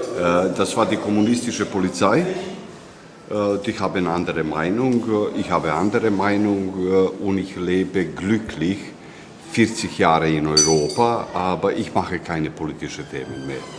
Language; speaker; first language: German; non-native, learner; Serbian